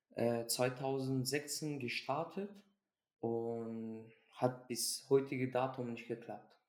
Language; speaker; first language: German; early bilingual, other home language; Persian